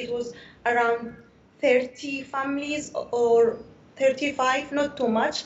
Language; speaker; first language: English; non-native, learner; Arabic